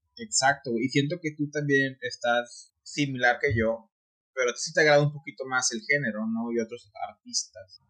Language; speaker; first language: Spanish; early bilingual, heritage; Spanish